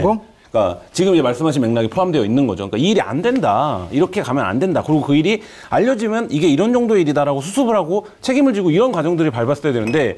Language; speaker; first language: Korean; native; Korean